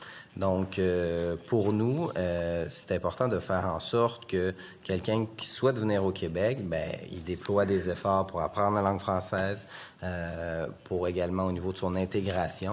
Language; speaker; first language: French; native; French